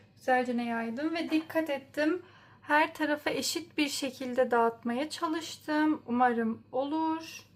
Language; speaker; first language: Turkish; early bilingual, heritage; Turkish